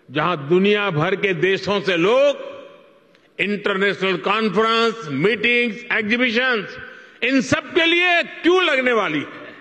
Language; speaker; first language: Hindi; non-native, local second language; Gujarati